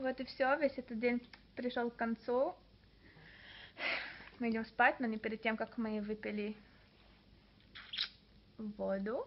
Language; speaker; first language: Russian; early bilingual, heritage; Russian